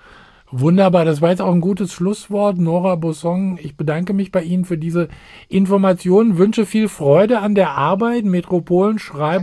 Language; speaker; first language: German; native; German